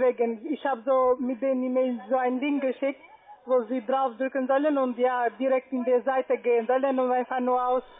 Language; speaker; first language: German; non-native, fluent; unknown